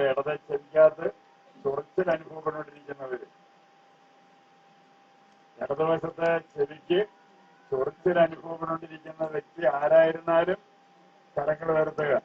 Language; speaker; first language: Malayalam; native; Malayalam